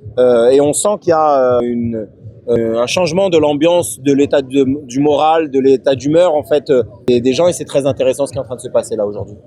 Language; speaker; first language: French; native; French